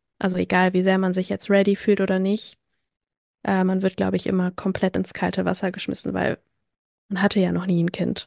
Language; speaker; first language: German; early bilingual, other home language; French